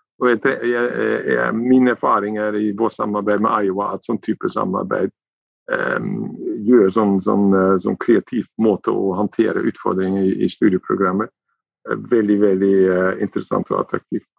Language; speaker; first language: Norwegian; non-native, fluent; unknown